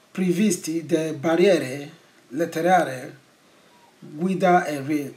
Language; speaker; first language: Italian; non-native, learner; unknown